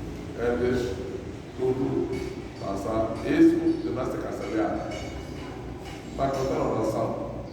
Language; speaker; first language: Portuguese; non-native, learner; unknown